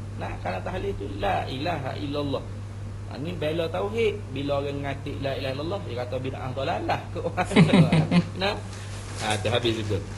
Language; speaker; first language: Malay; native; Malay